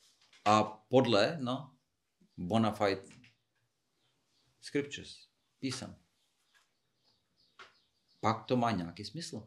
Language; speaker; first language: Czech; non-native, fluent; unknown